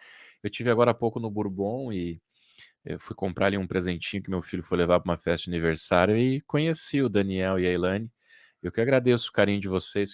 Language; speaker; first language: Portuguese; native; Portuguese